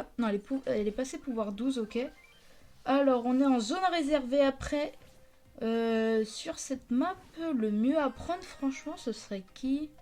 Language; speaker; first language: French; native; French